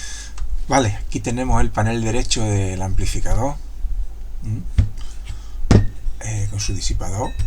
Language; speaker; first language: Spanish; native; Spanish